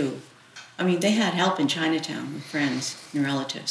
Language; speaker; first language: English; early bilingual, other home language; Chinese